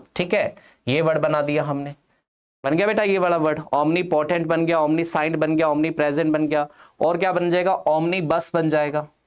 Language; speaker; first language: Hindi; non-native, local second language; Punjabi